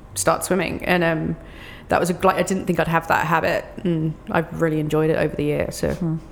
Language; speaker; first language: English; native; English